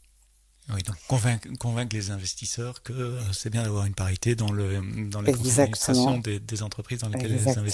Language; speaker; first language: French; native; French